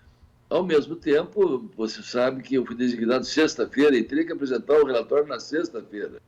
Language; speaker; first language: Portuguese; native; Portuguese